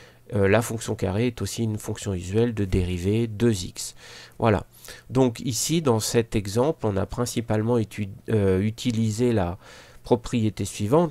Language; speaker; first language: French; native; French